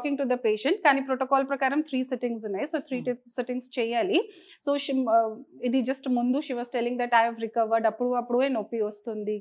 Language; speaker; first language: Telugu; non-native, fluent; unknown